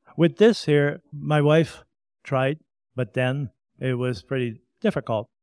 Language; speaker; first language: English; non-native, fluent; French